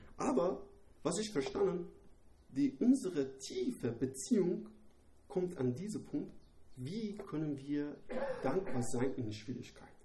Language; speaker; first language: German; non-native, learner; Persian